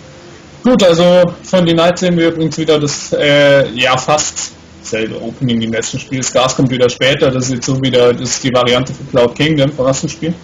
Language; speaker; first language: German; native; German